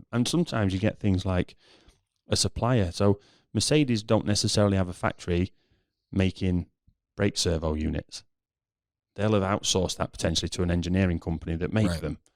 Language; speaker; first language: English; native; English